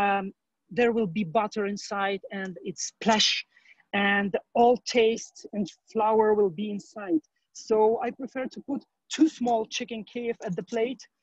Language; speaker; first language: English; non-native, learner; Ukrainian